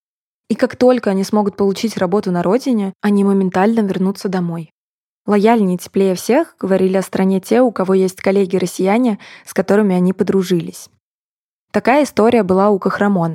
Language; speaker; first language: Russian; native; Russian